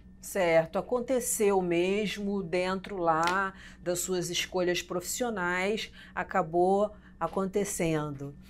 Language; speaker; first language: Portuguese; native; Portuguese